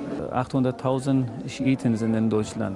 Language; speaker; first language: German; non-native, learner; Persian